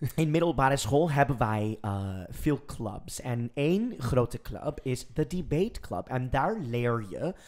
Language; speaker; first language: Dutch; non-native, fluent; English